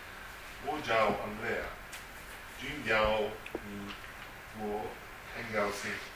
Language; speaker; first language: Chinese; non-native, learner; Italian